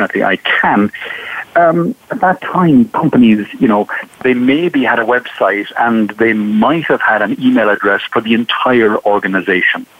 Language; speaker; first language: English; native; English